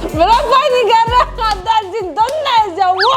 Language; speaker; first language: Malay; non-native, learner; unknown